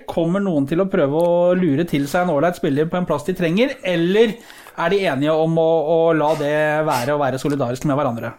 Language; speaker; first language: Norwegian; native; Norwegian